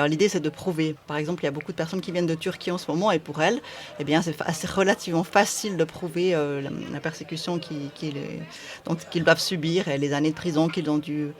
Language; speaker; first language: French; native; French